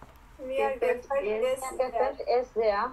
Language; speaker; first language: German; non-native, learner; Bangla